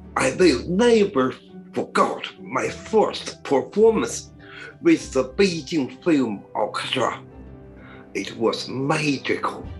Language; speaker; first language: English; non-native, learner; Chinese